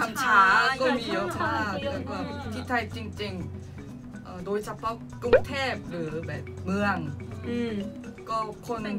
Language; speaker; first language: Thai; non-native, learner; Korean